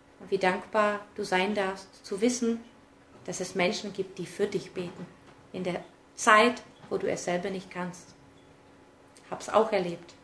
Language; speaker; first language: German; early bilingual, other home language; Czech